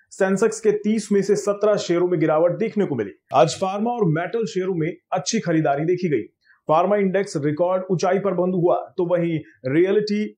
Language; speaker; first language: Hindi; native; Hindi